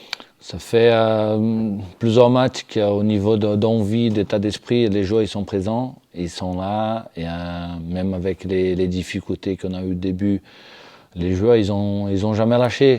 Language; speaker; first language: French; non-native, fluent; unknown